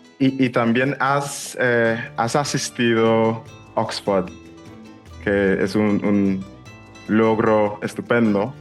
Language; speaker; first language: Spanish; non-native, fluent; English